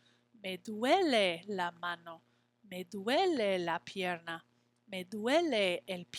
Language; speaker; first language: Spanish; non-native, fluent; English